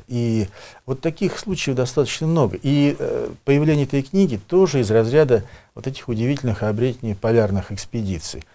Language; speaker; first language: Russian; native; Russian